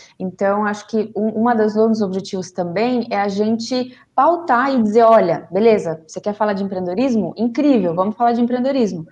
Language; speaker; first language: Portuguese; non-native, fluent; Spanish